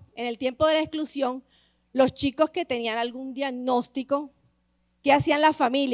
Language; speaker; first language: Spanish; native; Spanish